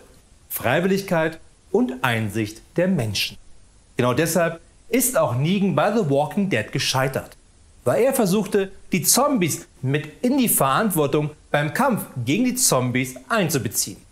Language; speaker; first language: German; native; German